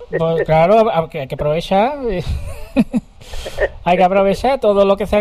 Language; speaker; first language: Spanish; native; Spanish